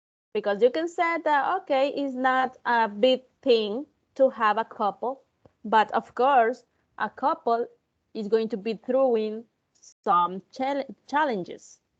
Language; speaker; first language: English; non-native, fluent; Spanish